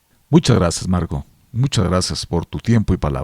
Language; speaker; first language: Spanish; native; Spanish